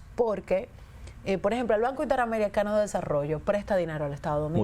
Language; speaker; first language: Spanish; native; Spanish